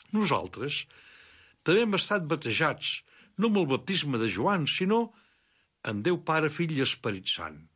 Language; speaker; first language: Catalan; native; Catalan